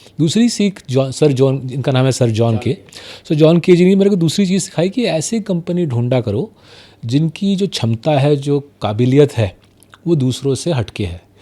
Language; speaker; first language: Hindi; non-native, local second language; Bangla